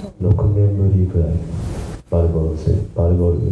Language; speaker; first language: Japanese; non-native, learner; Chinese